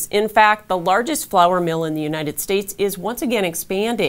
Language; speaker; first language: English; native; English